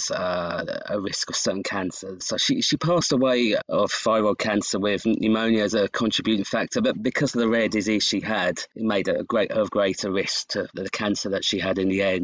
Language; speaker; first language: English; native; English